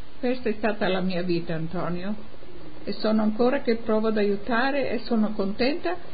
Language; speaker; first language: Italian; non-native, local second language; Friulian